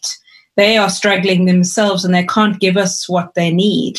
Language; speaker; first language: English; native; English